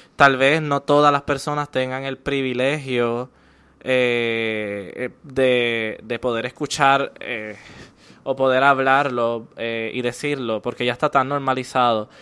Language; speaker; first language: Spanish; native; Spanish